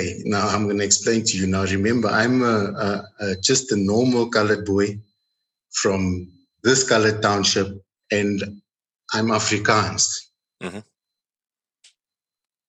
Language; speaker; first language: English; non-native, local second language; Afrikaans